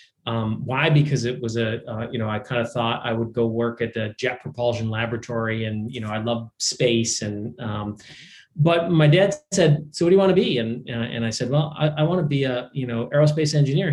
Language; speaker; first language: English; native; English